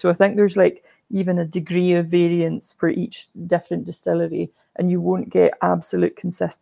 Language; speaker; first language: English; native; English